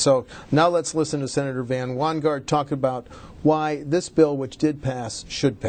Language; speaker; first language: English; native; English